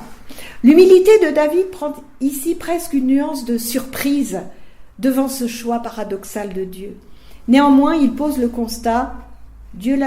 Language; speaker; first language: French; native; French